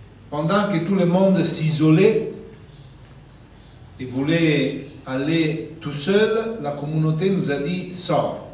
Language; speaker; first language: French; non-native, fluent; Italian